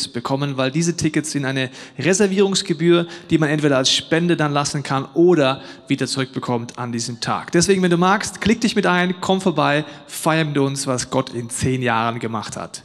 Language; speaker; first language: German; native; German